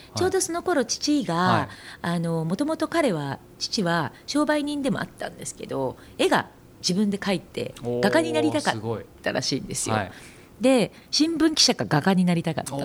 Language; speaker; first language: Japanese; native; Japanese